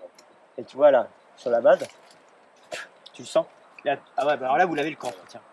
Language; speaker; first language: French; native; French